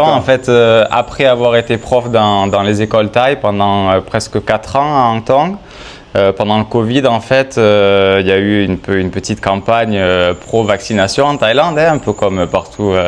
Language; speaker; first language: French; native; French